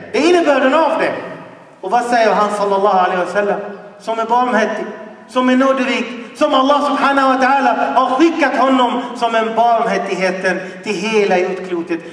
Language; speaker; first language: Swedish; non-native, fluent; Arabic